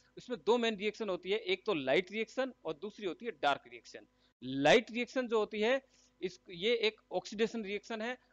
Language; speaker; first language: Hindi; native; Hindi